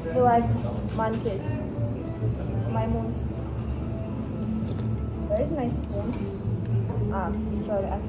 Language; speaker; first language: English; non-native, learner; Russian